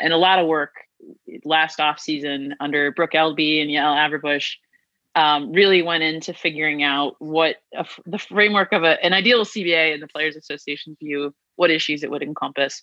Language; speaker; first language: English; native; English